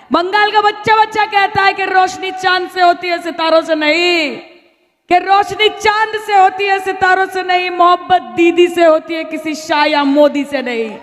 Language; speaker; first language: Hindi; non-native, local second language; Bangla